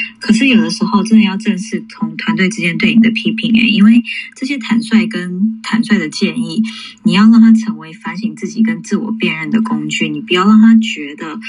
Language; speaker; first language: Chinese; early bilingual, heritage; English